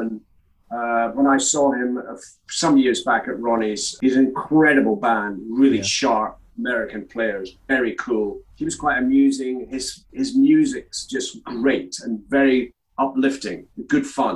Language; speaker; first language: English; native; English